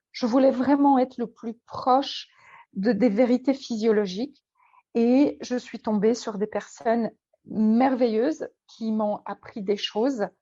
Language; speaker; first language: French; non-native, fluent; Polish